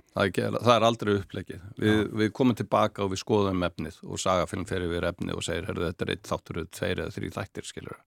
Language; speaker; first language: Icelandic; native; Icelandic